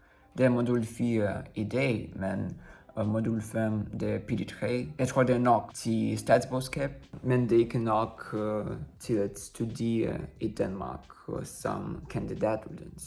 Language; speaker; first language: Danish; non-native, learner; Russian